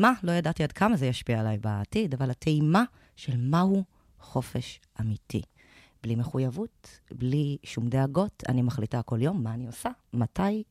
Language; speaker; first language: Hebrew; native; Hebrew